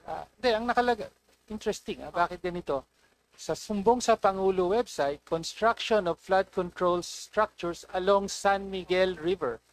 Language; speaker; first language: Filipino; native; Filipino